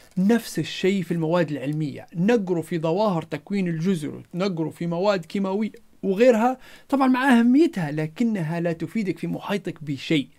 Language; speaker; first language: Arabic; non-native, local second language; Berber languages